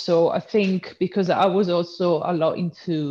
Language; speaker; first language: English; non-native, fluent; Italian